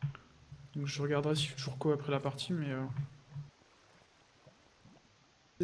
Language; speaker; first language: French; native; French